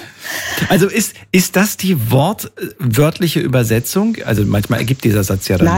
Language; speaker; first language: German; native; German